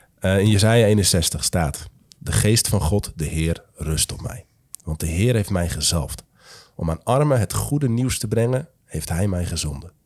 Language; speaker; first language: Dutch; native; Dutch